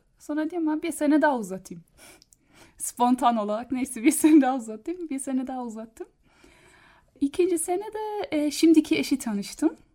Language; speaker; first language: Turkish; non-native, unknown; German